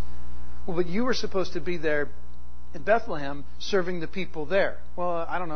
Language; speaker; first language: English; native; English